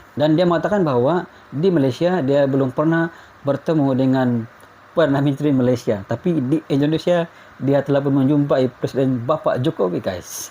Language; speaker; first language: Malay; native; Malay